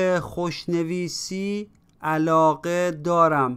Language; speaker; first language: Persian; native; Persian